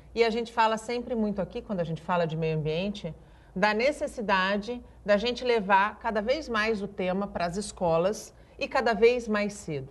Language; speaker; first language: Portuguese; native; Portuguese